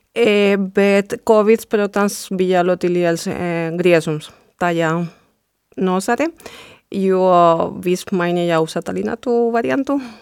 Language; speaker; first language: Latvian; non-native, fluent; Spanish